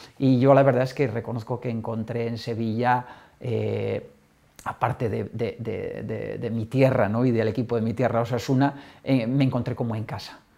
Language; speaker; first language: Spanish; native; Spanish